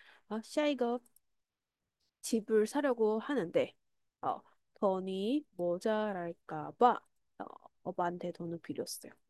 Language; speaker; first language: Korean; non-native, fluent; Chinese